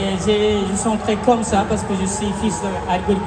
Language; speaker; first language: French; non-native, fluent; Japanese